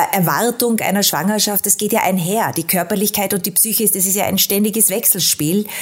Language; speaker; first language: German; native; German